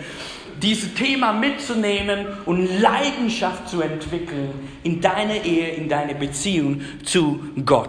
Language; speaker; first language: German; non-native, fluent; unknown